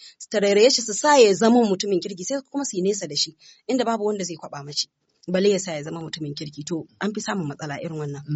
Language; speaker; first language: Hausa; native; Hausa